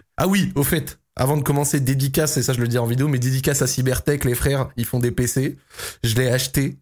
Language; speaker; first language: French; native; French